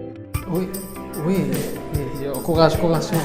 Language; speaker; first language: French; non-native, learner; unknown